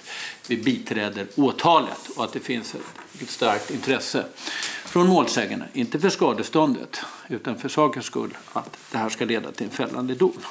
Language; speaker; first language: Swedish; native; Swedish